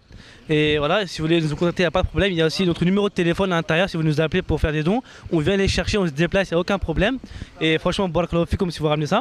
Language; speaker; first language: French; native; French